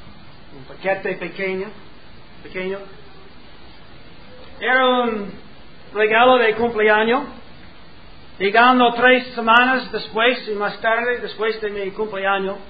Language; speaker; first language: Spanish; non-native, learner; English